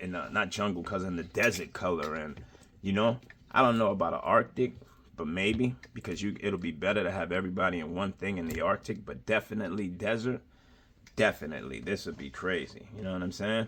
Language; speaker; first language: English; native; English